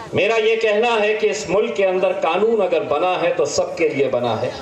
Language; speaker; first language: Hindi; non-native, local second language; Marathi